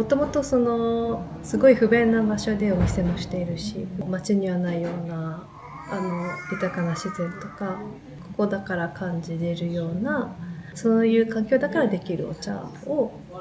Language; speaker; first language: Japanese; native; Japanese